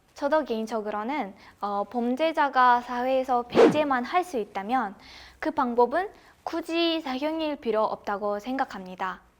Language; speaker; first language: Korean; non-native, fluent; Kazakh